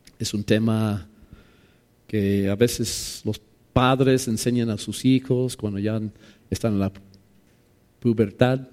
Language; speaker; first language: Spanish; non-native, fluent; English